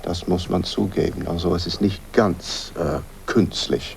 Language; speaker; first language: German; non-native, fluent; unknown